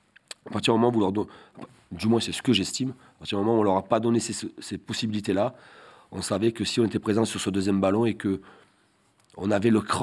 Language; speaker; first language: French; native; French